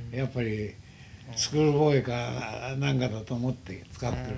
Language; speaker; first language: Japanese; native; Japanese